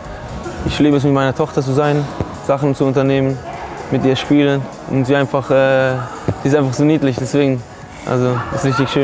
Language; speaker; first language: German; non-native, fluent; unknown